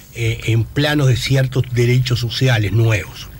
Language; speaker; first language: Spanish; native; Spanish